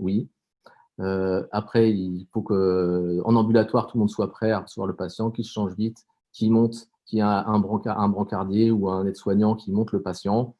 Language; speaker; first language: French; native; French